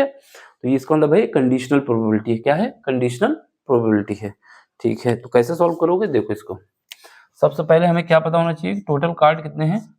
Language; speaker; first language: Hindi; native; Hindi